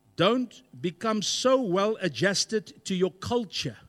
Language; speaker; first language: English; non-native, local second language; Afrikaans